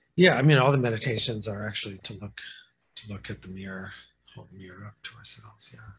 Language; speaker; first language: English; native; English